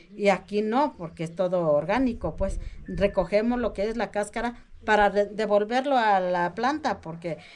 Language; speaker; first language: Spanish; non-native, local second language; Mixtepec Mixtec